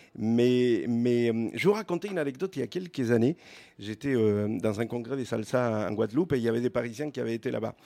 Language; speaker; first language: French; non-native, fluent; Spanish